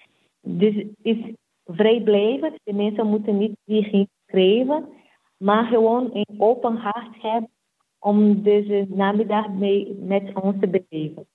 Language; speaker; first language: Dutch; non-native, fluent; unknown